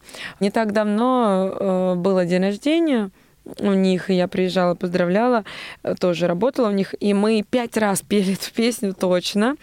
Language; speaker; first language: Russian; native; Russian